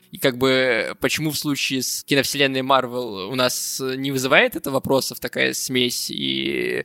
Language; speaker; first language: Russian; native; Russian